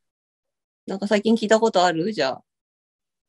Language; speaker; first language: Japanese; native; Japanese